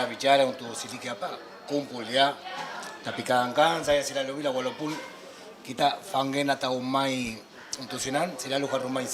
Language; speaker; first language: Indonesian; non-native, fluent; Spanish